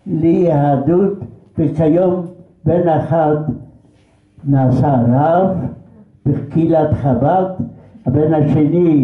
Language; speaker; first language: Hebrew; non-native, fluent; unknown